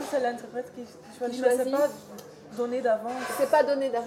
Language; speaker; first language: French; non-native, learner; Dutch